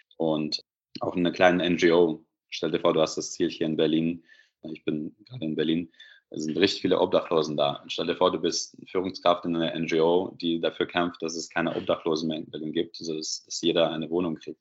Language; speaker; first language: German; non-native, fluent; Russian